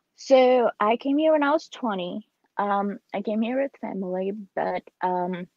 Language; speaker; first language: English; non-native, fluent; Portuguese